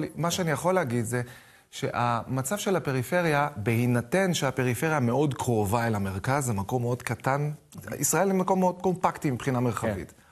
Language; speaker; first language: Hebrew; native; Hebrew